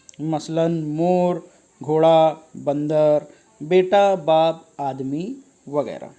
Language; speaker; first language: Urdu; native; Urdu